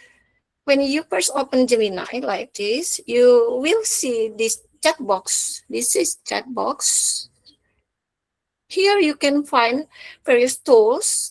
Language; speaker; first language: English; non-native, fluent; Indonesian